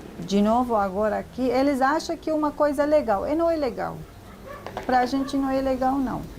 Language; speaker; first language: Portuguese; non-native, learner; Arabic